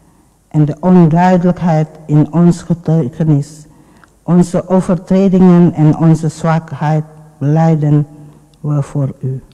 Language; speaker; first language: Dutch; non-native, fluent; Indonesian